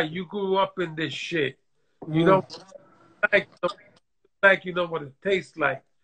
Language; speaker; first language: English; native; English